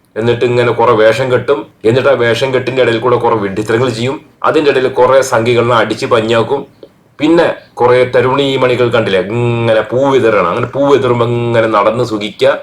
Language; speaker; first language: Malayalam; native; Malayalam